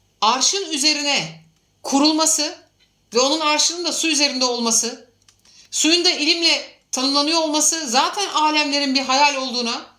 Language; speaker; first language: Turkish; native; Turkish